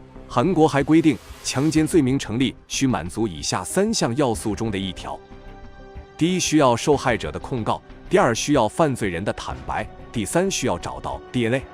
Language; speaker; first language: Chinese; native; Chinese